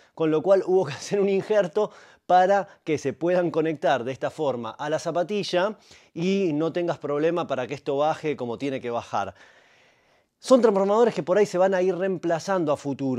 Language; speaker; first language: Spanish; native; Spanish